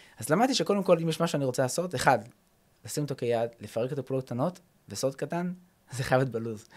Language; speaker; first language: Hebrew; early bilingual, other home language; English